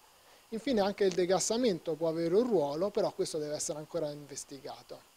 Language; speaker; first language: Italian; native; Italian